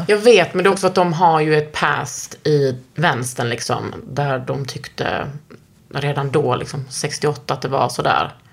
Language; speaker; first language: Swedish; native; Swedish